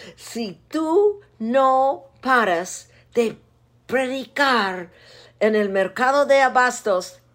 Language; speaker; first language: Spanish; non-native, fluent; English